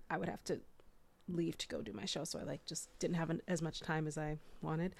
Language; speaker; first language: English; native; English